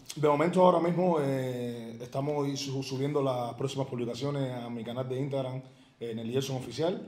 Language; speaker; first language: Spanish; native; Spanish